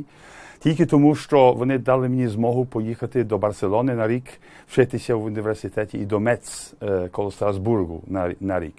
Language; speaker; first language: Ukrainian; early bilingual, heritage; English